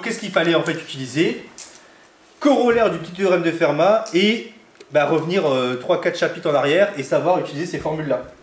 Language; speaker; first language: French; native; French